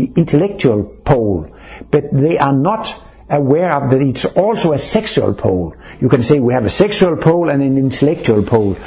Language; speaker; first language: English; non-native, fluent; Danish